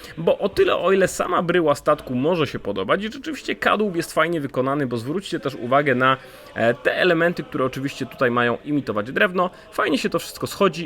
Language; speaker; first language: Polish; native; Polish